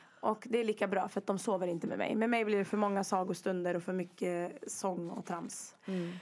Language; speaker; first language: Swedish; early bilingual, other home language; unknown